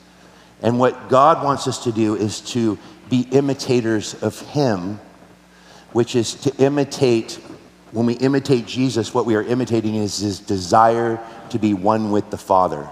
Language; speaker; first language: English; native; English